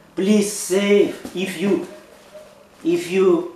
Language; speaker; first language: English; non-native, learner; Russian